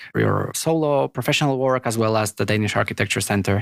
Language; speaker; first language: English; non-native, fluent; Polish